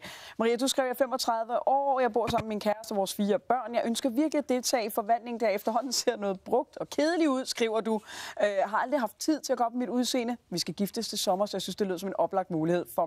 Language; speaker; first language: Danish; native; Danish